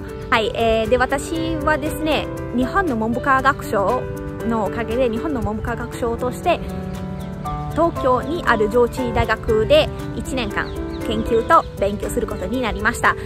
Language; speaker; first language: Japanese; non-native, fluent; Italian